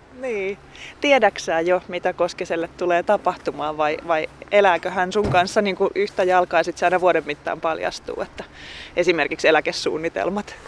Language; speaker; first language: Finnish; native; Finnish